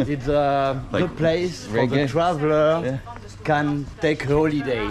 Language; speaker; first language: English; non-native, learner; French